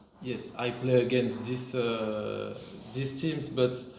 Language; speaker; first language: English; non-native, fluent; French